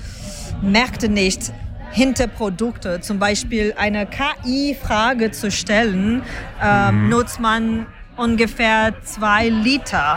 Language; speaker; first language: German; non-native, fluent; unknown